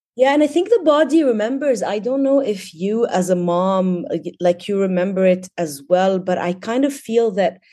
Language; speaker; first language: English; non-native, fluent; Arabic